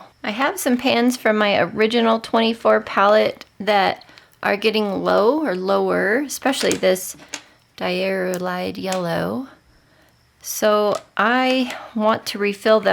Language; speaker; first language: English; native; English